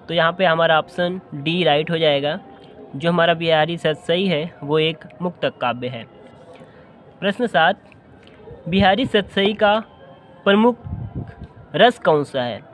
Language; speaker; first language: Hindi; native; Hindi